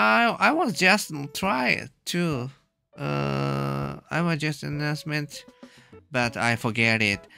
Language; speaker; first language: English; non-native, learner; Japanese